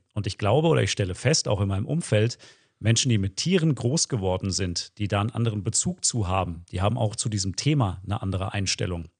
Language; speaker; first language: German; native; German